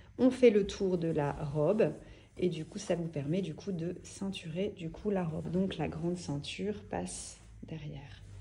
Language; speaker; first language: French; native; French